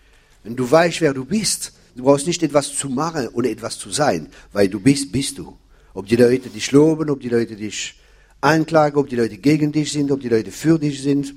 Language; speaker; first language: German; non-native, fluent; French